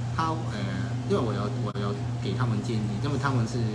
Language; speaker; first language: Chinese; non-native, fluent; Cantonese